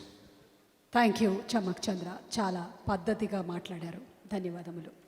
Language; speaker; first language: Telugu; native; Telugu